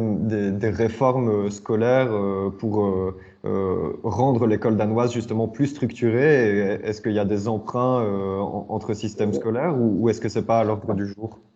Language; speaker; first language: French; native; French